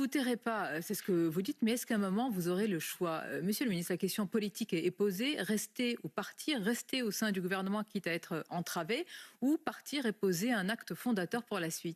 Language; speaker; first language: French; native; French